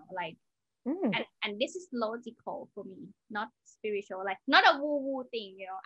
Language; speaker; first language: English; non-native, learner; Thai